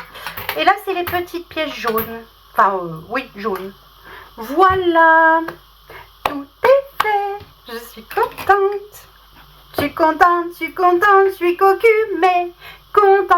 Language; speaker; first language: French; native; French